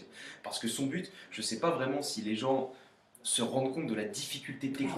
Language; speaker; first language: French; native; French